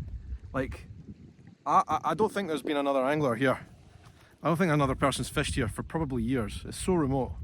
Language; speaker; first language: English; native; English